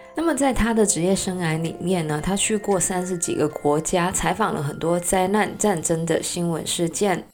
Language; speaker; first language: Chinese; non-native, local second language; Cantonese